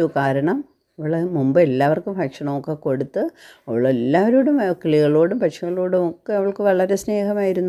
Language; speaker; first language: Malayalam; native; Malayalam